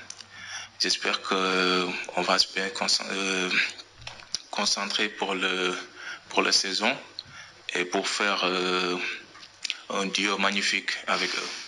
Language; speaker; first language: French; non-native, local second language; Wolof